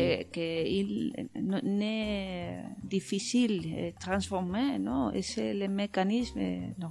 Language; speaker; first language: French; non-native, learner; Spanish